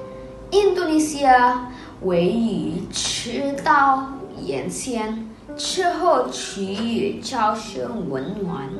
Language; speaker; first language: Chinese; non-native, learner; Indonesian